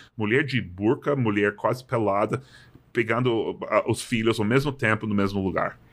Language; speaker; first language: Portuguese; non-native, fluent; English